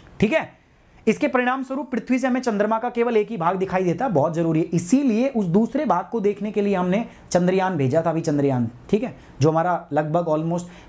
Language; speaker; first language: Hindi; native; Hindi